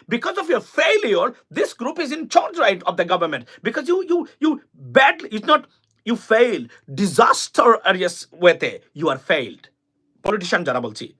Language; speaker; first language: English; non-native, local second language; Bangla